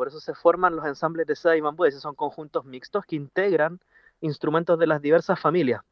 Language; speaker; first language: Spanish; native; Spanish